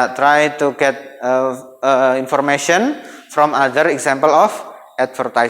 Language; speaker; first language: English; non-native, fluent; Indonesian